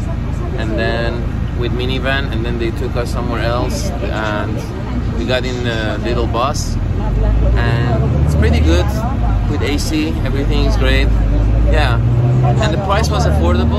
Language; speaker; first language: English; non-native, fluent; Persian